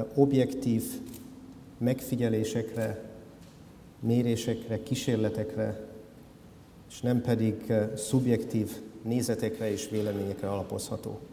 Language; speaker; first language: Hungarian; native; Hungarian